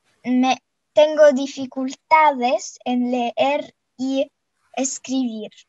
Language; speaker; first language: Spanish; non-native, fluent; Russian